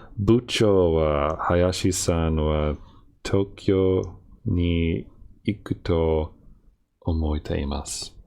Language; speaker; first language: Japanese; non-native, learner; English